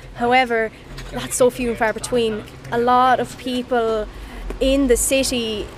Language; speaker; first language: English; native; English